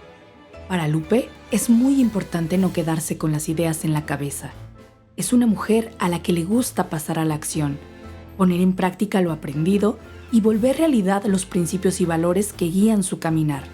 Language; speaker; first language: Spanish; native; Spanish